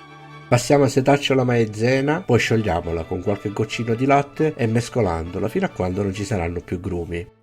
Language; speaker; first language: Italian; native; Italian